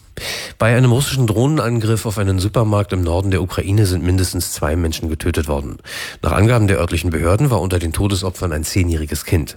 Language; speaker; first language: German; native; German